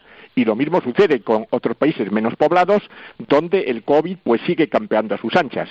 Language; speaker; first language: Spanish; native; Spanish